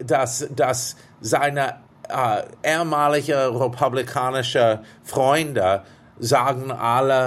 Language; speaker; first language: German; non-native, fluent; English